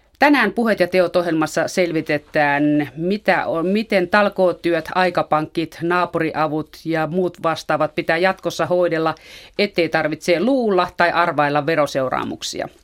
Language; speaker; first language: Finnish; native; Finnish